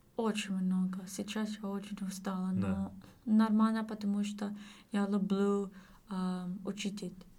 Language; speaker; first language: Russian; non-native, learner; English